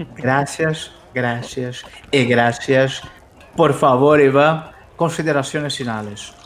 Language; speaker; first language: Spanish; non-native, fluent; Portuguese